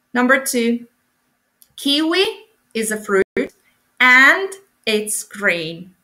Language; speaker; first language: English; non-native, fluent; Italian